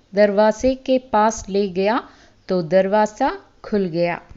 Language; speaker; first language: Hindi; non-native, local second language; Malayalam